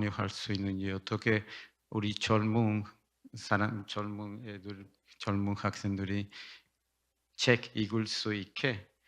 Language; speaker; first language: Korean; non-native, learner; Spanish